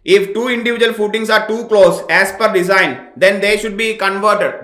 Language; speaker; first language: English; non-native, local second language; Malayalam